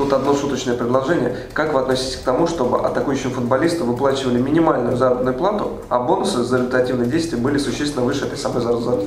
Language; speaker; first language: Russian; native; Russian